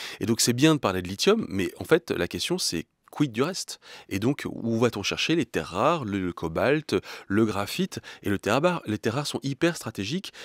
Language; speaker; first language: French; native; French